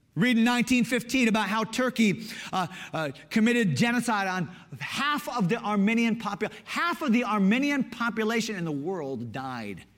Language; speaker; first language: English; native; English